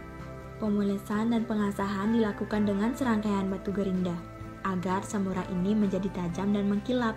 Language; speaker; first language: Indonesian; native; Indonesian